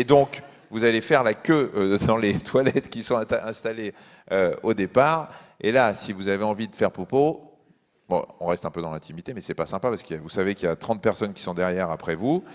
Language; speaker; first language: French; native; French